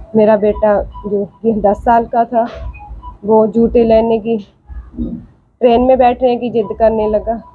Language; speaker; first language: Hindi; non-native, local second language; Punjabi